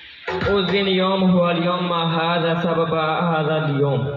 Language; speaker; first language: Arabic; non-native, learner; Urdu